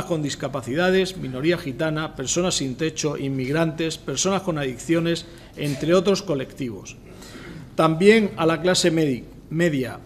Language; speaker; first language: Spanish; native; Spanish